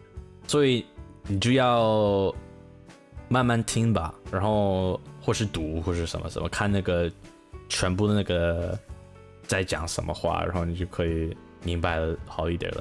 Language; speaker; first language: Chinese; non-native, learner; English